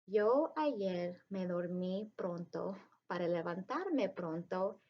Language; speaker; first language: Spanish; early bilingual, heritage; Spanish